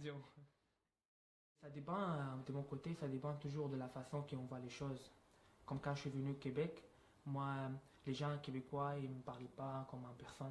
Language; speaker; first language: French; non-native, fluent; Arabic